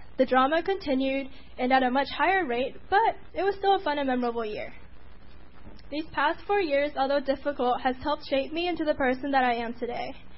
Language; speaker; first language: English; early bilingual, other home language; Chinese